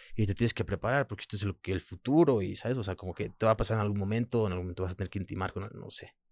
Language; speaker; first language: Spanish; early bilingual, other home language; French